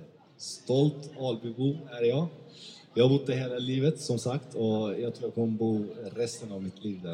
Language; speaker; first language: Swedish; early bilingual, other home language; Turkish